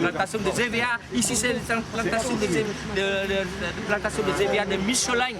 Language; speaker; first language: French; non-native, fluent; Vietnamese